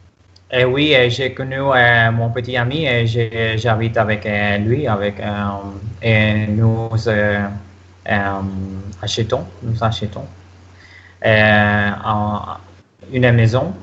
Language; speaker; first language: French; non-native, learner; Spanish